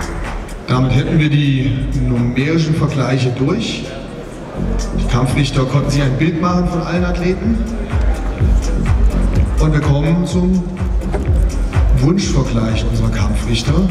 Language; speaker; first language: German; native; German